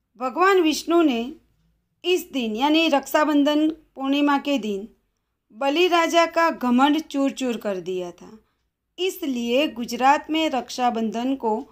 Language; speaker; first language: Hindi; non-native, local second language; Gujarati